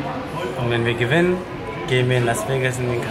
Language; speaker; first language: German; native; German